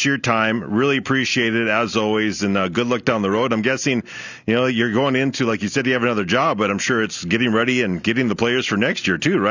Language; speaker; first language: English; native; English